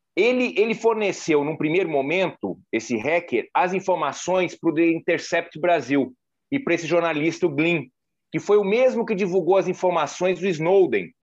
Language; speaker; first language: Portuguese; native; Portuguese